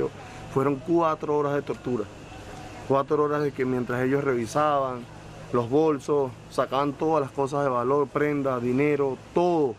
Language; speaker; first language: Spanish; native; Spanish